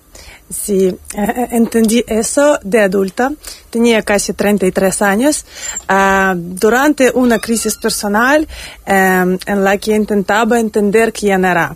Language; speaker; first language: Spanish; non-native, learner; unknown